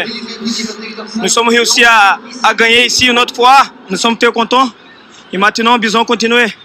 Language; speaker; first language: French; non-native, learner; Portuguese